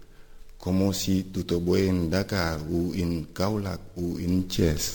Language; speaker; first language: Spanish; non-native, learner; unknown